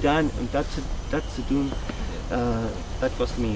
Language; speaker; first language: Dutch; non-native, learner; English